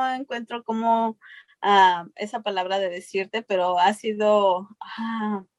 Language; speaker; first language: Spanish; native; Spanish